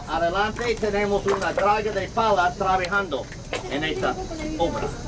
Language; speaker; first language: Spanish; non-native, learner; English